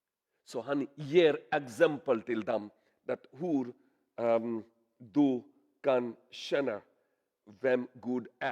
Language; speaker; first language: Swedish; non-native, learner; Urdu